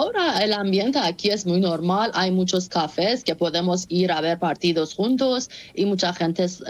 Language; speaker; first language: Spanish; non-native, fluent; Persian